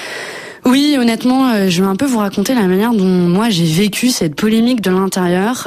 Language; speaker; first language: French; native; French